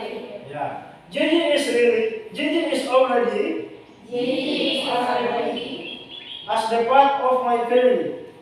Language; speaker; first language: English; non-native, learner; Indonesian